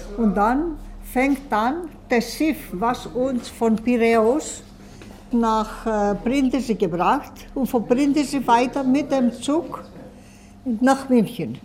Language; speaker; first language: German; non-native, learner; Greek